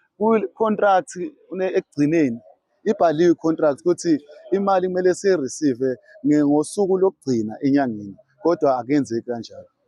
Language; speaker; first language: Zulu; native; Zulu